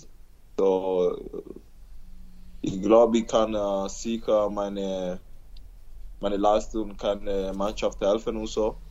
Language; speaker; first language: German; non-native, learner; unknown